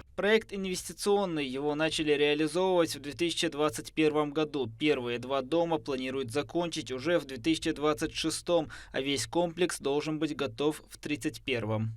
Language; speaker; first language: Russian; non-native, local second language; Chechen